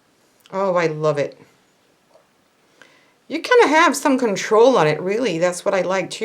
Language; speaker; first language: English; non-native, fluent; French